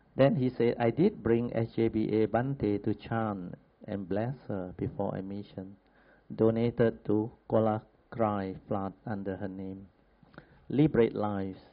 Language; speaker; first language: English; non-native, local second language; Min Nan Chinese